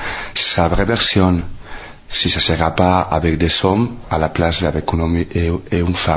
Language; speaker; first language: French; non-native, fluent; Spanish